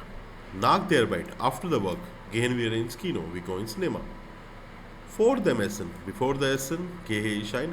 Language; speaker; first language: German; non-native, fluent; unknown